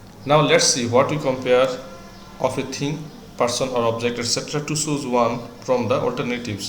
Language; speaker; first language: English; non-native, local second language; Bangla